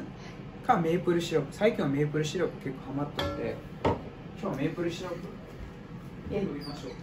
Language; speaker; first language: Japanese; non-native, fluent; English